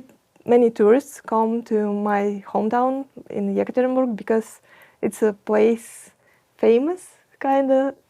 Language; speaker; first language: English; non-native, fluent; Russian